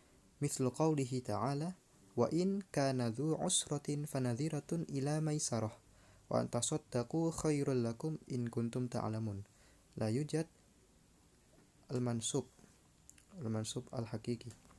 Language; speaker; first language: Arabic; non-native, learner; Indonesian